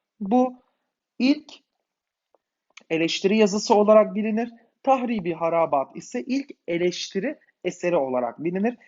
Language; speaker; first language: Turkish; native; Turkish